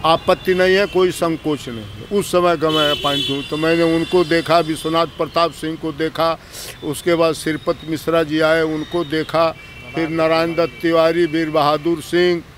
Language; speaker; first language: Hindi; native; Hindi